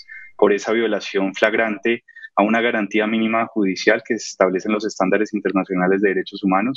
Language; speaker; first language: Spanish; native; Spanish